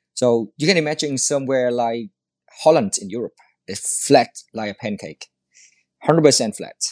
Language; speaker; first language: English; non-native, learner; Vietnamese